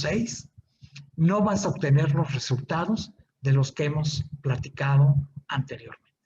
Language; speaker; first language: Spanish; native; Spanish